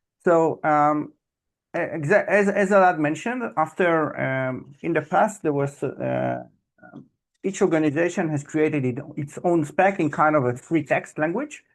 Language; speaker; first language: English; non-native, fluent; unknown